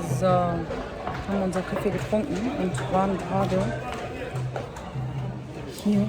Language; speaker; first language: German; early bilingual, other home language; Turkish